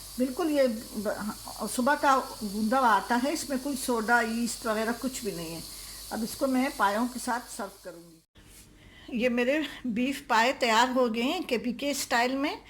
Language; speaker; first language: Urdu; non-native, local second language; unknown